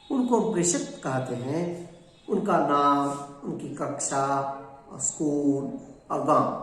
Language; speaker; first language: Hindi; non-native, local second language; Kannada